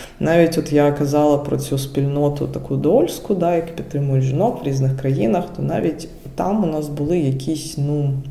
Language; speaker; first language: Ukrainian; non-native, local second language; Russian